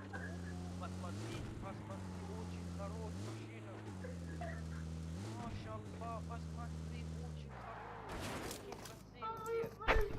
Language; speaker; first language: Russian; non-native, learner; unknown